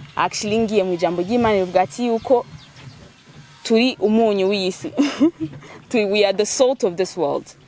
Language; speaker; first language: Rundi; early bilingual, heritage; Rundi